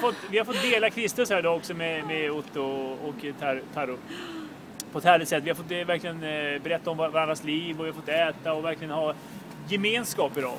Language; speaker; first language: Swedish; native; Swedish